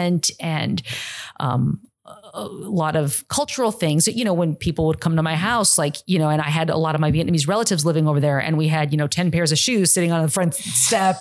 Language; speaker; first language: English; native; English